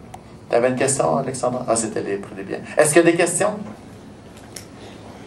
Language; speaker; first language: French; native; French